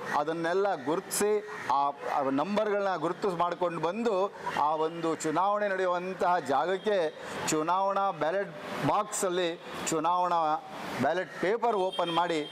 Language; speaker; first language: Kannada; non-native, local second language; Marathi